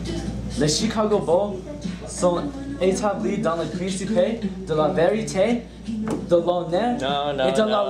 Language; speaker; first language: French; non-native, learner; English